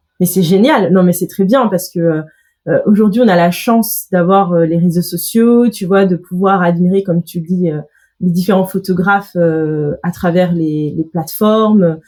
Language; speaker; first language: French; native; French